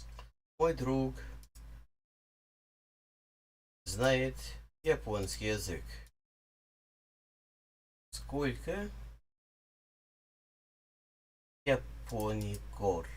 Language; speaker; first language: Russian; non-native, learner; English